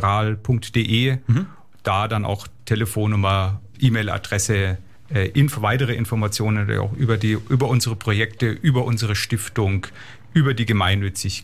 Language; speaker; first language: German; native; German